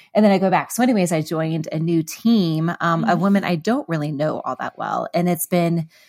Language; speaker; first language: English; native; English